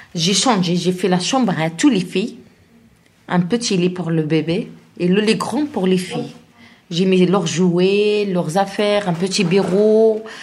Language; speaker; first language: French; non-native, learner; Arabic